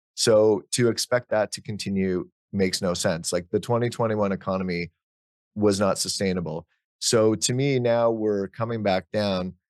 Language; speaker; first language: English; native; English